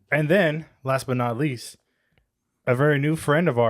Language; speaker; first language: English; native; English